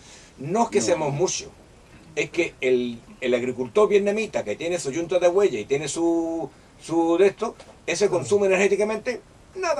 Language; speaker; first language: Spanish; native; Spanish